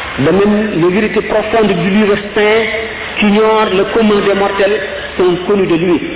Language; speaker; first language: French; non-native, local second language; Wolof